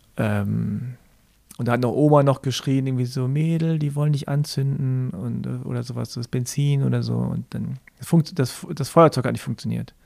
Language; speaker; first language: German; native; German